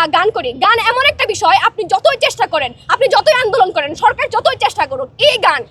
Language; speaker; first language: Bangla; non-native, local second language; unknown